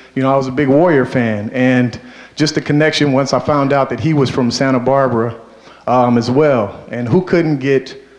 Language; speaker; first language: English; native; English